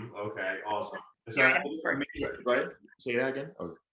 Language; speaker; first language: English; native; English